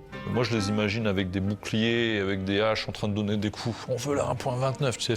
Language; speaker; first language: French; native; French